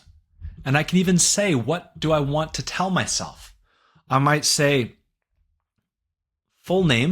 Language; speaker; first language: English; native; English